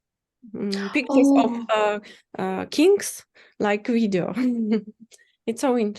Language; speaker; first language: English; non-native, learner; Ukrainian